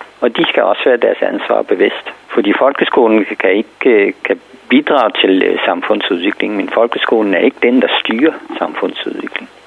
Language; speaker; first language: Danish; non-native, fluent; Urdu